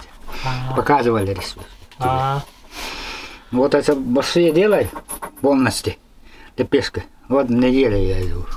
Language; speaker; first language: Russian; non-native, local second language; Yakut